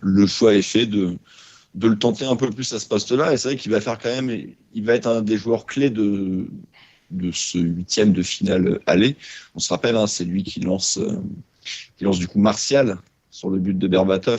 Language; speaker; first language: French; native; French